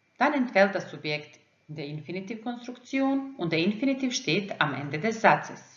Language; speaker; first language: German; non-native, fluent; Croatian